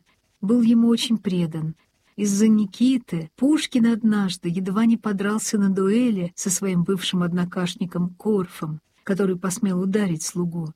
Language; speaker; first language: Russian; native; Russian